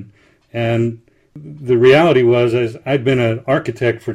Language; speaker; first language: English; native; English